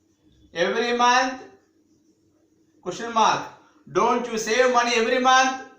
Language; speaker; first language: English; non-native, local second language; Telugu